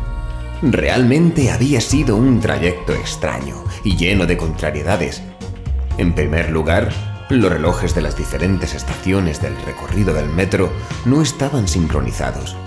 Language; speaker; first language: Spanish; native; Spanish